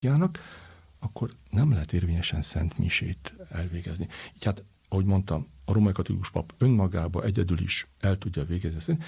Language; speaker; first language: Hungarian; native; Hungarian